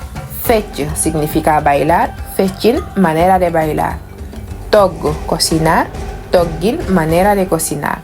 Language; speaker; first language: Spanish; non-native, fluent; Wolof